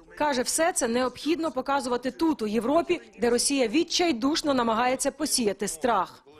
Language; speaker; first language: Ukrainian; native; Ukrainian